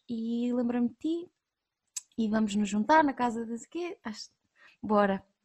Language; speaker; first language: Portuguese; native; Portuguese